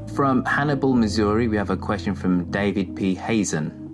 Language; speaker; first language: English; native; English